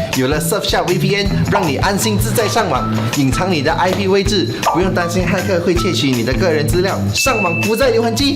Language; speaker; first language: Chinese; native; Chinese